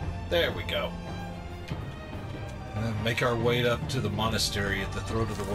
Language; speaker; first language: English; native; English